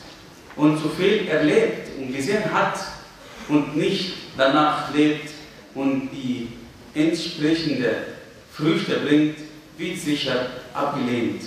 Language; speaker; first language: German; non-native, fluent; Arabic